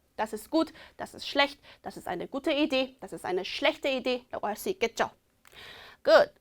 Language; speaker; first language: German; non-native, fluent; Korean